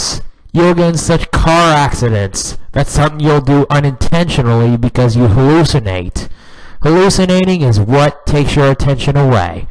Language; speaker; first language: English; native; English